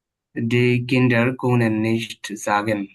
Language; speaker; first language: German; non-native, learner; Bangla